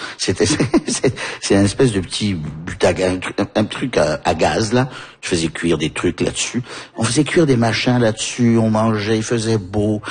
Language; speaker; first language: French; native; French